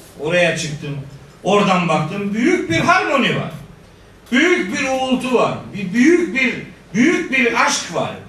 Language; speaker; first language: Turkish; native; Turkish